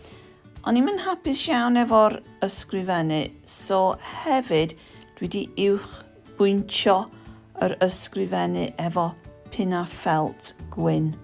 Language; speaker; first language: Welsh; non-native, local second language; English